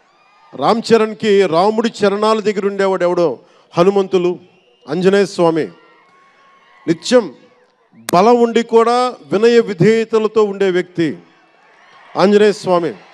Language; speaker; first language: Telugu; native; Telugu